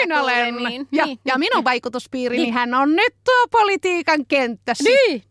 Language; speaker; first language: Finnish; native; Finnish